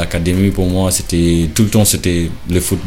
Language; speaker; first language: French; non-native, learner; Shona